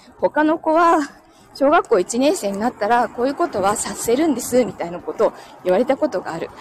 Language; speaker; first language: Japanese; native; Japanese